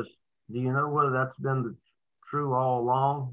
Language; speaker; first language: English; native; English